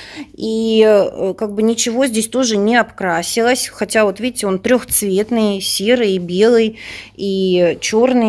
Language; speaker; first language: Russian; native; Russian